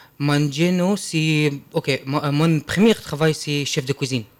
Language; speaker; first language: French; non-native, learner; Arabic